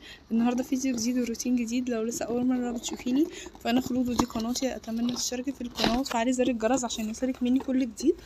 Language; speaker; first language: Arabic; native; Arabic